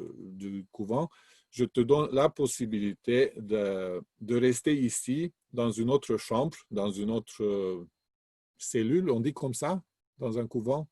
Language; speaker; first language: French; non-native, fluent; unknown